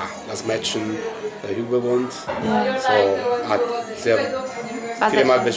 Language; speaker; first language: German; non-native, learner; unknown